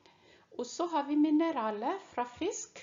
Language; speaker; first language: Norwegian; non-native, fluent; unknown